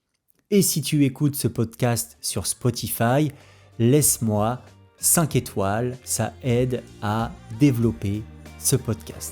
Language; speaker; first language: French; native; French